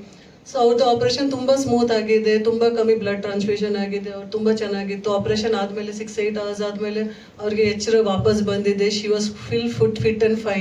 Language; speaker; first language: Kannada; non-native, local second language; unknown